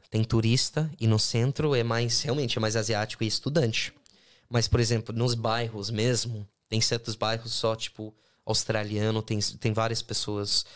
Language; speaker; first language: Portuguese; non-native, fluent; English